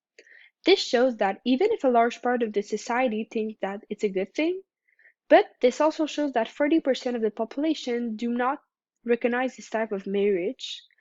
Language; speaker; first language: English; non-native, local second language; French